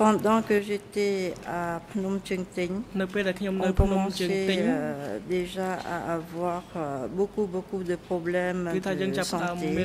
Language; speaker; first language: French; non-native, local second language; Khmer